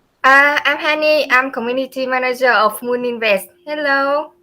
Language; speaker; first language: English; non-native, learner; Vietnamese